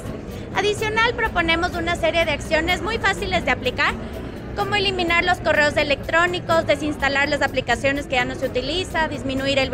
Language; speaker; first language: Spanish; native; Spanish